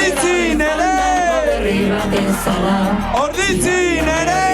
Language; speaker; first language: Basque; native; Basque